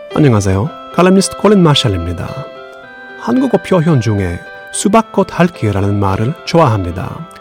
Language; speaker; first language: Korean; non-native, fluent; English